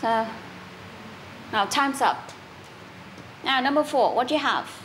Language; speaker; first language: English; non-native, fluent; Vietnamese